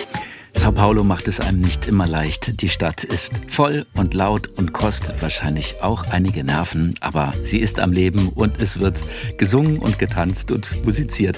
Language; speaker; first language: German; native; German